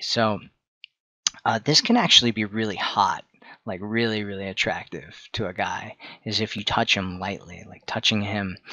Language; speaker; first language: English; native; English